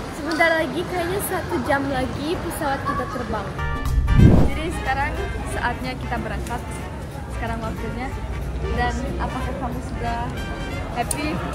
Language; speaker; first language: Indonesian; non-native, fluent; Russian